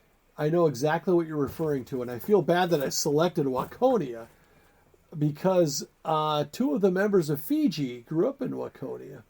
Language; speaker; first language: English; native; English